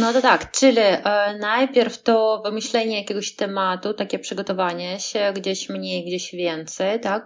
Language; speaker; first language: Polish; non-native, fluent; Russian